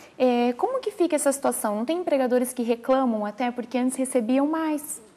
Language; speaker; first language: Portuguese; native; Portuguese